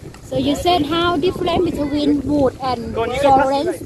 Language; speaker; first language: English; non-native, learner; Thai